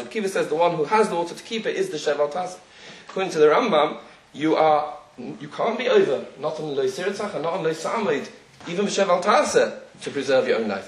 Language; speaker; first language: English; native; English